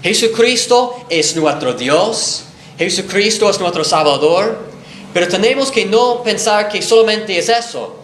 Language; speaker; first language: Spanish; non-native, fluent; English